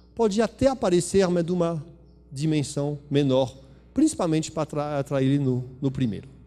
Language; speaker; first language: Portuguese; non-native, fluent; French